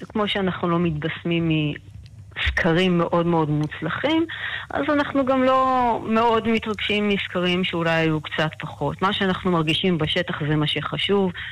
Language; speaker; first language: Hebrew; native; Hebrew